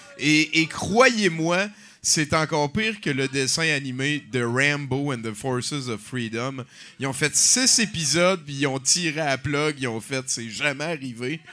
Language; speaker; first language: French; native; French